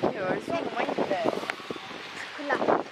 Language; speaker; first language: Swedish; early bilingual, other home language; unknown